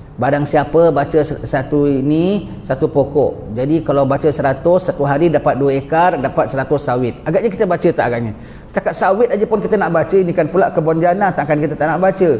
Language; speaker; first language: Malay; native; Malay